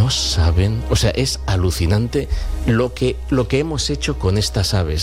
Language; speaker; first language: Spanish; native; Spanish